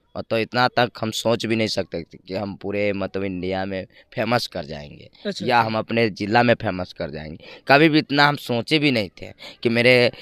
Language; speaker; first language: Hindi; native; Hindi